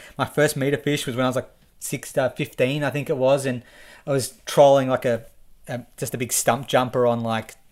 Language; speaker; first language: English; native; English